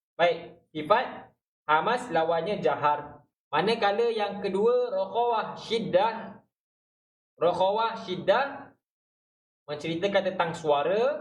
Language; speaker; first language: Malay; native; Malay